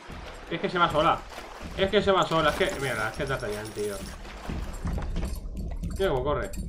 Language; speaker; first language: Spanish; native; Spanish